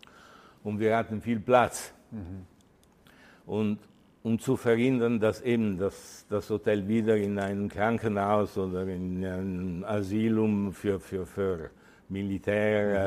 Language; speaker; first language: German; early bilingual, heritage; Italian